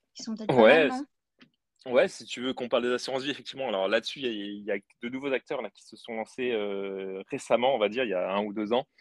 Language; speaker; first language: French; native; French